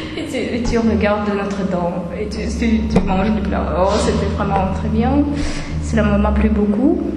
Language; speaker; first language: French; non-native, fluent; Russian